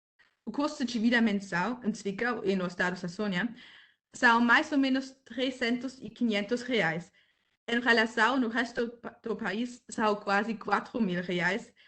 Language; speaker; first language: Portuguese; non-native, fluent; German